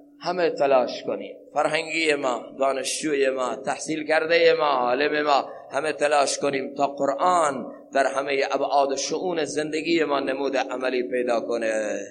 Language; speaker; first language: Persian; non-native, local second language; Central Kurdish